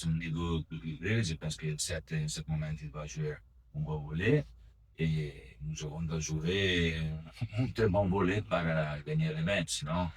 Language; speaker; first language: French; non-native, learner; Italian